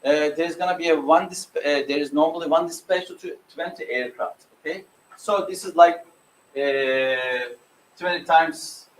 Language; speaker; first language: English; non-native, fluent; Turkish